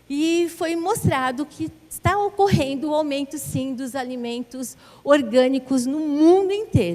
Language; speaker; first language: Portuguese; native; Portuguese